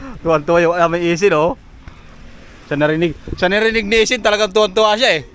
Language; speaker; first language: Filipino; native; Filipino